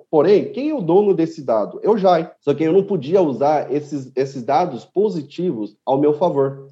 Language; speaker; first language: Portuguese; early bilingual, other home language; Korean